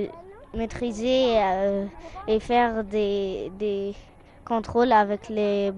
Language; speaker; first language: French; non-native, fluent; Arabic